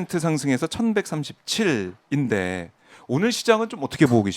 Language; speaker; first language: Korean; native; Korean